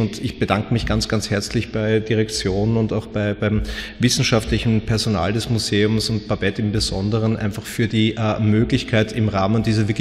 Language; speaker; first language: German; native; German